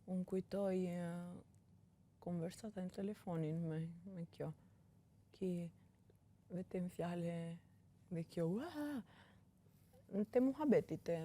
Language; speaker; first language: Albanian; early bilingual, heritage; Albanian